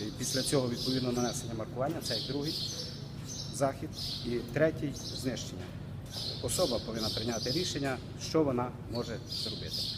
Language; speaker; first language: Ukrainian; native; Ukrainian